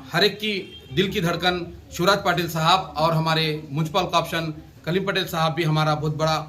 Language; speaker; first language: Hindi; non-native, local second language; Urdu